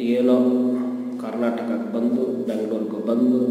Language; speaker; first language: Kannada; non-native, local second language; Tamil